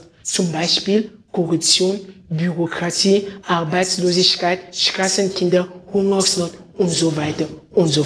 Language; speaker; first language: German; non-native, fluent; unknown